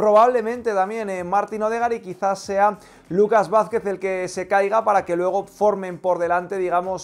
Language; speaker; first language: Spanish; native; Spanish